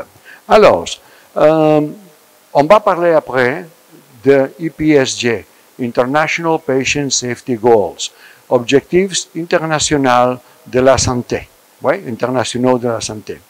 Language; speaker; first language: French; non-native, fluent; Spanish